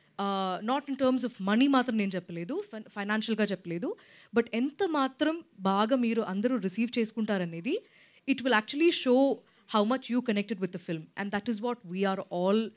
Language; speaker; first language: Telugu; non-native, local second language; Malayalam